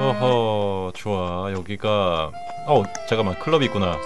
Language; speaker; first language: Korean; native; Korean